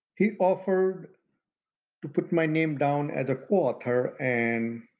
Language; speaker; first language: English; non-native, local second language; Maithili